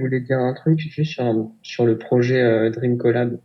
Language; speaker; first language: French; native; French